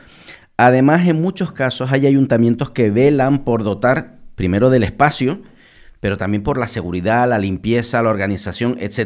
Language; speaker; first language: Spanish; native; Spanish